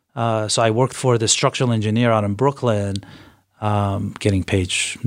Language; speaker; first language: English; early bilingual, other home language; Persian